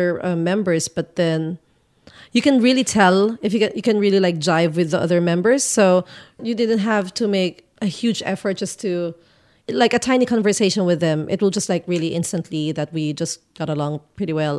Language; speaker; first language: English; non-native, local second language; Filipino